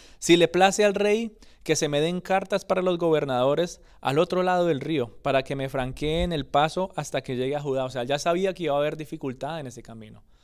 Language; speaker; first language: Spanish; early bilingual, other home language; English